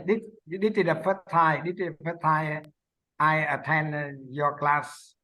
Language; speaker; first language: English; non-native, learner; Vietnamese